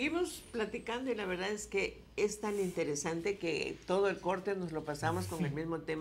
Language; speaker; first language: Spanish; native; Spanish